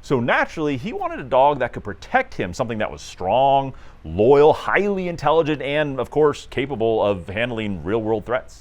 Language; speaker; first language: English; native; English